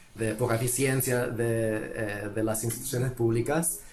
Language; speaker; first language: Spanish; early bilingual, heritage; Spanish